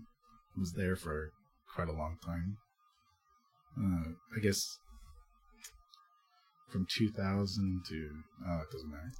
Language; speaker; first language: English; native; English